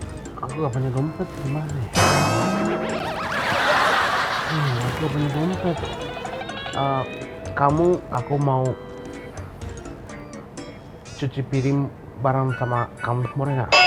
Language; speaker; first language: Indonesian; non-native, learner; Japanese